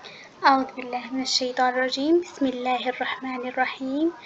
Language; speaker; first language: Arabic; native; Arabic